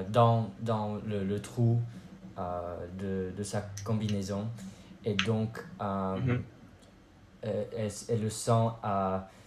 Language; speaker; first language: French; non-native, learner; English